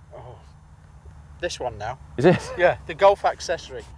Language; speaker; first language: English; native; English